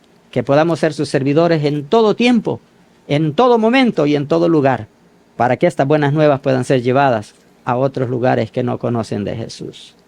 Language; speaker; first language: Spanish; native; Spanish